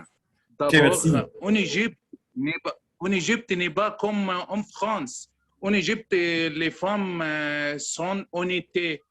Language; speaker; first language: French; non-native, learner; Arabic